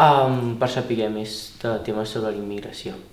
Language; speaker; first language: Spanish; non-native, local second language; Catalan